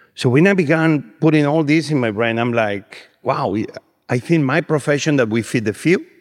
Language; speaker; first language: English; non-native, fluent; Spanish